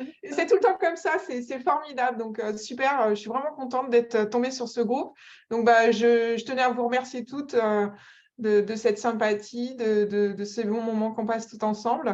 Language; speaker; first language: French; native; French